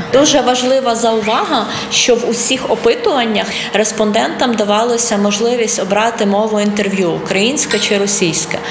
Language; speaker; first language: Ukrainian; non-native, local second language; Russian